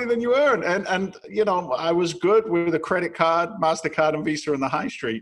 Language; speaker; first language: English; native; English